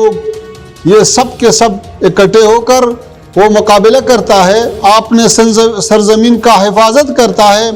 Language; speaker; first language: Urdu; non-native, fluent; Pashto